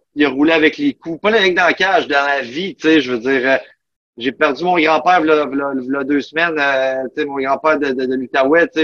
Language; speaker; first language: French; native; French